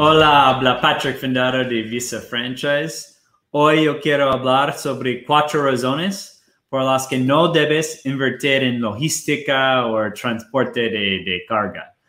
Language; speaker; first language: Spanish; non-native, fluent; Portuguese